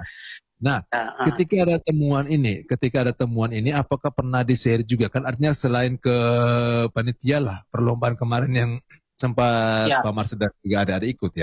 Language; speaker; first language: Indonesian; native; Indonesian